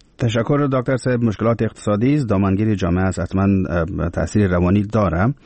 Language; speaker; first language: Persian; native; Persian